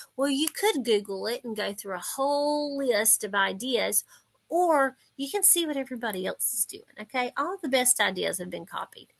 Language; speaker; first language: English; native; English